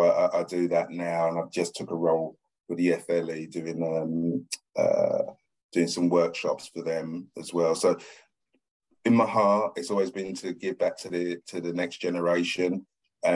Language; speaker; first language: English; native; English